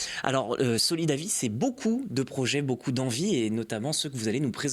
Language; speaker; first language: French; native; French